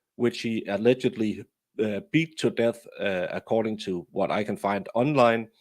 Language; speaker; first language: English; non-native, fluent; Danish